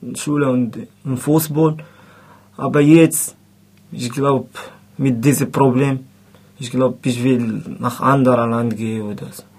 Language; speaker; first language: German; non-native, learner; Arabic